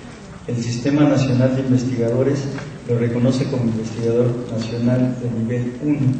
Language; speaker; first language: Spanish; native; Spanish